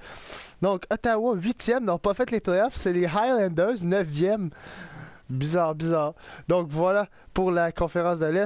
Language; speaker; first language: French; native; French